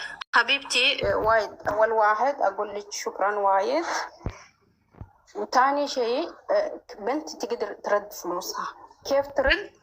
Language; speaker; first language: Arabic; non-native, learner; Oromo